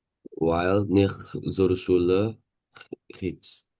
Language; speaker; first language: German; non-native, learner; Indonesian